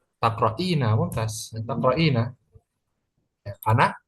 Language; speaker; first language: Arabic; non-native, fluent; Indonesian